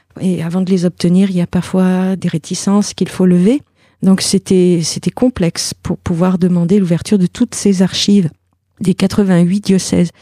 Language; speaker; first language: French; native; French